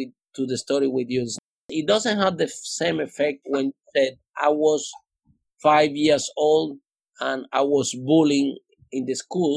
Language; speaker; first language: English; non-native, fluent; Spanish